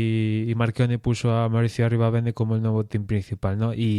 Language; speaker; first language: Spanish; native; Spanish